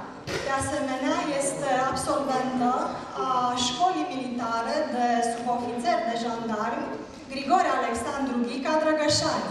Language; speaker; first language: Romanian; native; Romanian